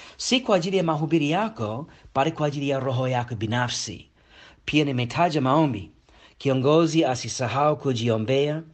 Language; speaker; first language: Swahili; non-native, fluent; English